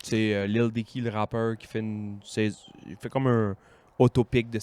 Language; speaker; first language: French; native; French